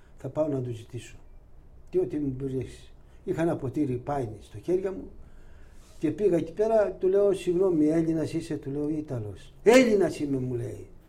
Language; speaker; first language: Greek; non-native, local second language; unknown